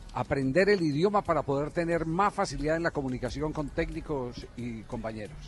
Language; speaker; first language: Spanish; native; Spanish